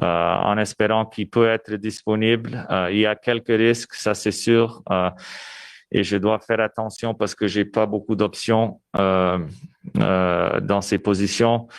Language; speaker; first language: French; non-native, local second language; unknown